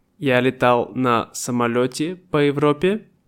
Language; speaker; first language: Russian; native; Russian